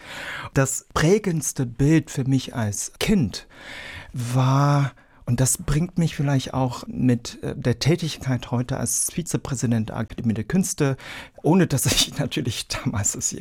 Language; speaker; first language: German; early bilingual, other home language; Vietnamese